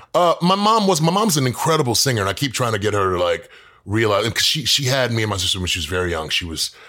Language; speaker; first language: English; native; English